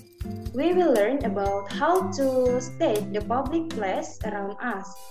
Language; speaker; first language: English; non-native, learner; Indonesian